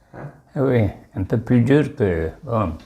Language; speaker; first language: French; non-native, local second language; Basque